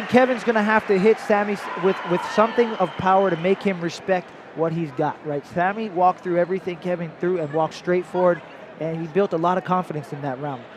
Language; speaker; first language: English; native; English